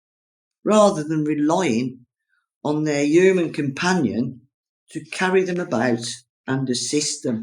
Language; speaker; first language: English; native; English